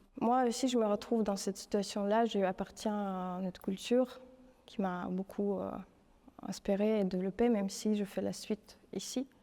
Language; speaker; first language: French; non-native, fluent; Russian